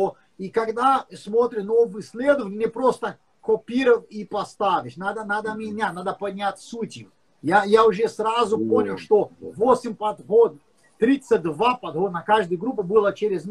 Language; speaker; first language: Russian; non-native, learner; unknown